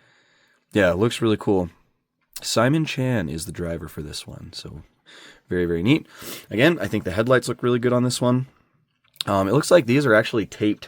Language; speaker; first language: English; native; English